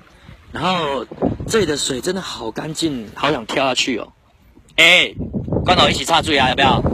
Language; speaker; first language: Chinese; native; Chinese